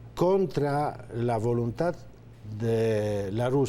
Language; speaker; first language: Spanish; non-native, fluent; Polish